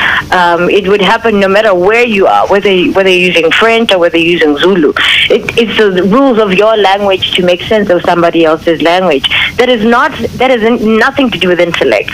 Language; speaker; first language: English; non-native, local second language; Zulu